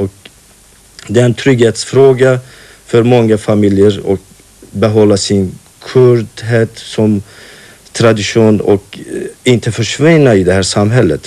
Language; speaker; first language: Swedish; non-native, fluent; Kurdish